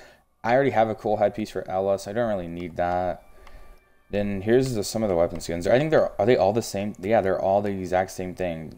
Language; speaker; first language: English; native; English